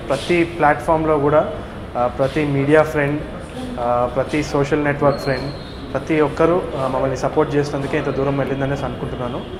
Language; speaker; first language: Telugu; native; Telugu